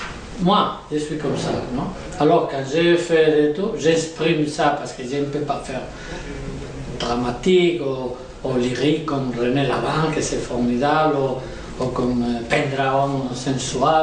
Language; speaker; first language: French; non-native, learner; Spanish